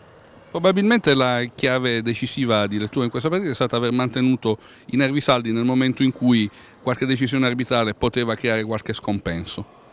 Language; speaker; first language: Italian; native; Italian